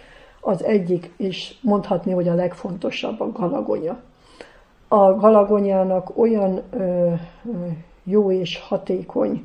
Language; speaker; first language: Hungarian; native; Hungarian